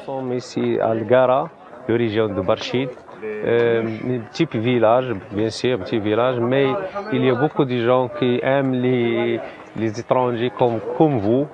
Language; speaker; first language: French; non-native, learner; Arabic